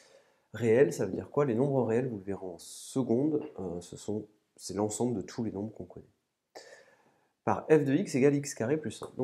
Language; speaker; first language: French; native; French